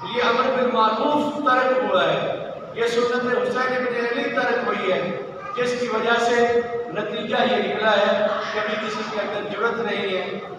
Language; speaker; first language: Urdu; non-native, local second language; Punjabi